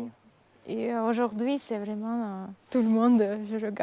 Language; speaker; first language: French; non-native, learner; Russian